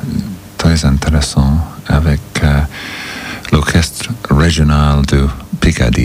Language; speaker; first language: French; non-native, learner; English